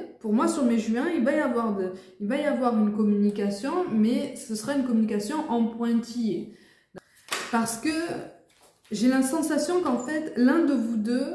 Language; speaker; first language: French; native; French